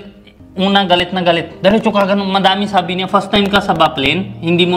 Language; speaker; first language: Filipino; non-native, learner; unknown